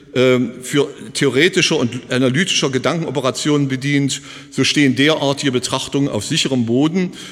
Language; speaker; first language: German; native; German